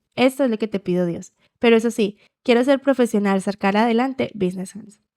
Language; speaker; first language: Spanish; native; Spanish